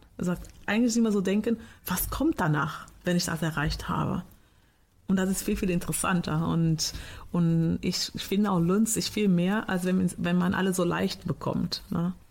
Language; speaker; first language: German; non-native, fluent; Portuguese